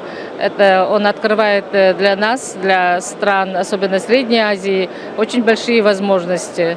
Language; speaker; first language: Russian; non-native, local second language; Kyrgyz